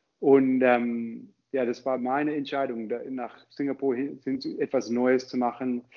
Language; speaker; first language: German; non-native, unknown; English